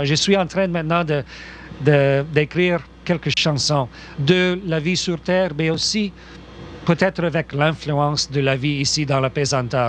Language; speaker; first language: French; non-native, local second language; English